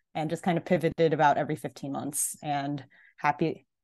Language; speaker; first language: English; early bilingual, other home language; Filipino